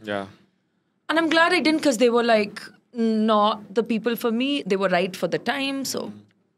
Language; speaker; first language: English; non-native, local second language; Tamil